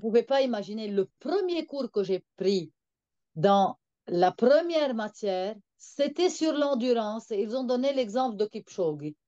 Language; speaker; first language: French; non-native, local second language; Arabic